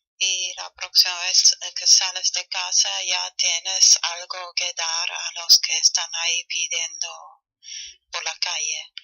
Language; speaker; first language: Spanish; non-native, fluent; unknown